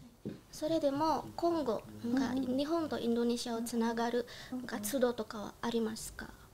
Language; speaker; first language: Japanese; non-native, learner; Indonesian